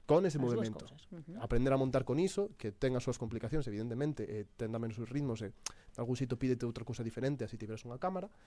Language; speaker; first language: Galician; non-native, local second language; Spanish